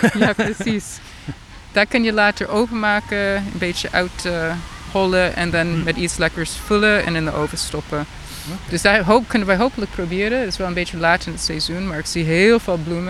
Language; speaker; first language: Dutch; non-native, fluent; English